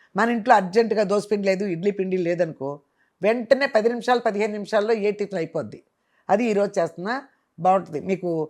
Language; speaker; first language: Telugu; native; Telugu